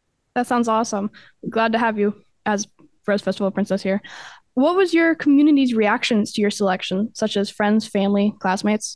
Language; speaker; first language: English; native; English